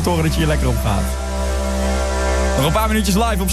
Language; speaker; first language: Dutch; native; Dutch